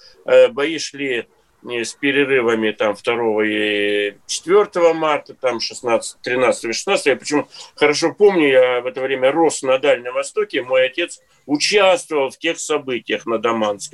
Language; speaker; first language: Russian; native; Russian